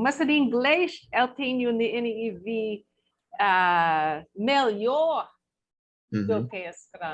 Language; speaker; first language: Portuguese; non-native, learner; English